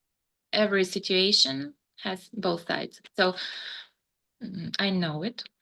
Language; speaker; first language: English; non-native, fluent; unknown